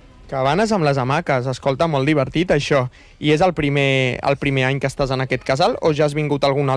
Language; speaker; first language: Catalan; native; Catalan